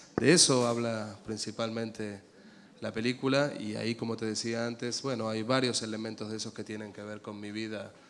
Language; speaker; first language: Spanish; native; Spanish